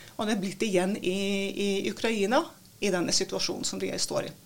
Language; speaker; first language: Norwegian; non-native, fluent; Latvian